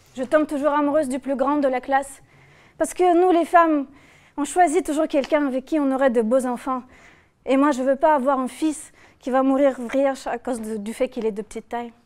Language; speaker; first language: French; non-native, fluent; Russian